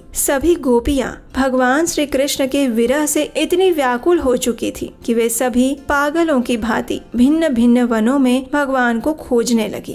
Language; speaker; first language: Hindi; native; Hindi